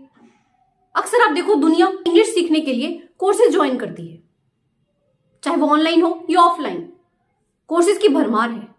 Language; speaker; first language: Hindi; native; Hindi